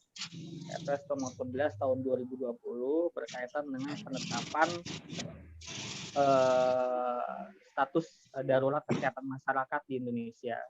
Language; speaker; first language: Indonesian; native; Indonesian